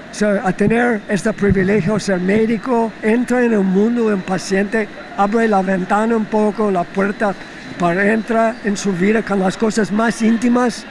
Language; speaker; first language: Spanish; non-native, fluent; English